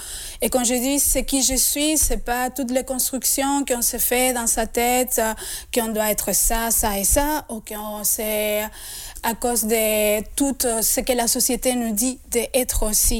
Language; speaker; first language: French; non-native, fluent; Spanish